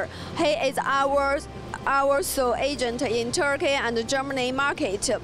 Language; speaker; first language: English; non-native, learner; Chinese